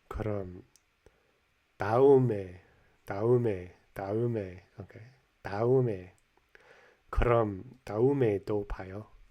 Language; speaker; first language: Korean; non-native, learner; English